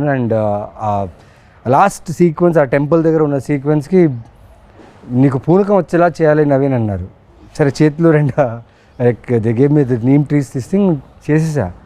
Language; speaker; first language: Telugu; native; Telugu